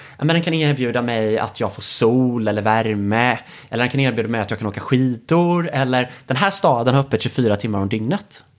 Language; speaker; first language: Swedish; native; Swedish